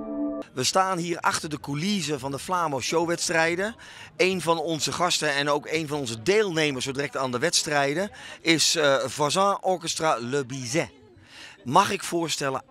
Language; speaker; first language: Dutch; native; Dutch